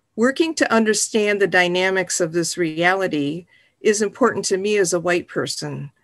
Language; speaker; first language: English; native; English